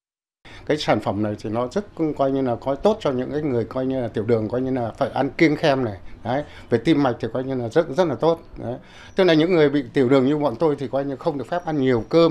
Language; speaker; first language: Vietnamese; native; Vietnamese